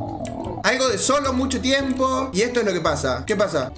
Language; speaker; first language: Spanish; native; Spanish